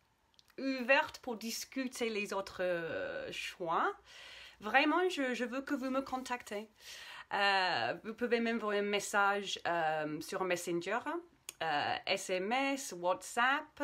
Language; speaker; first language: French; non-native, fluent; English